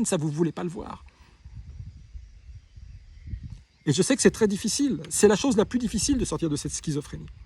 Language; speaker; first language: French; native; French